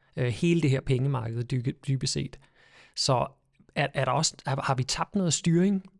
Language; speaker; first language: Danish; native; Danish